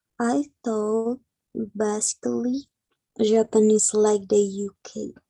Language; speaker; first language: English; non-native, learner; Spanish